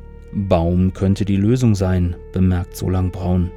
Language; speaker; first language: German; native; German